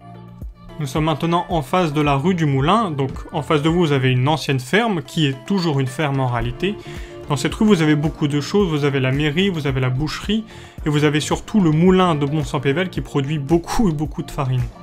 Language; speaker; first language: French; native; French